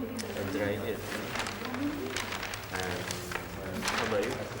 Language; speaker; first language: English; non-native, learner; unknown